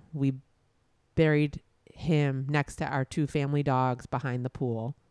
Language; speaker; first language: English; native; English